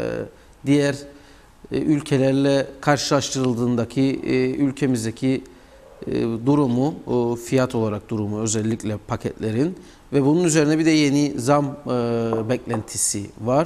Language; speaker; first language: Turkish; native; Turkish